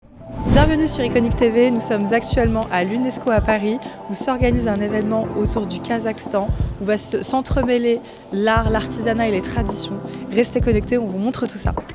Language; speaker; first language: French; native; French